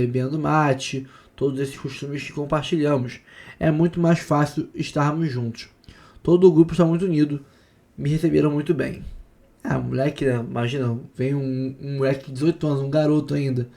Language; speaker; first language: Portuguese; native; Portuguese